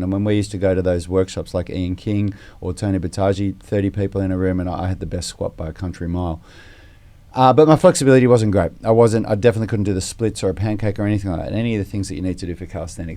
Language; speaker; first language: English; native; English